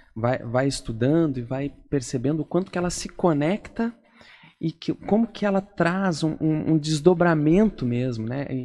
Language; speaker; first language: Portuguese; native; Portuguese